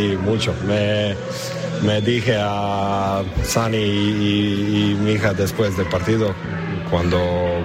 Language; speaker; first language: Spanish; non-native, fluent; English